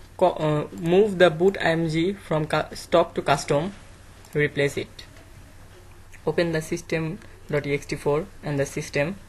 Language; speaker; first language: English; non-native, learner; Bangla